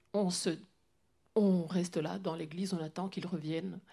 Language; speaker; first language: French; non-native, local second language; Kinyarwanda